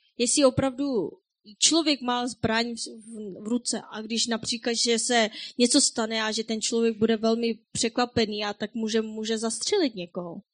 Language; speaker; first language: Czech; non-native, fluent; Korean